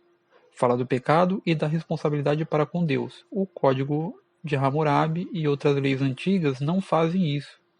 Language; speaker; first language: Portuguese; native; Portuguese